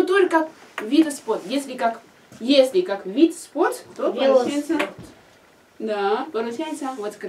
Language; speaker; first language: Russian; non-native, learner; Chinese